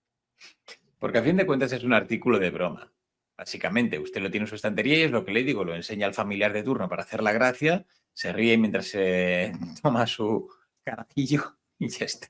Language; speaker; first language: Spanish; native; Spanish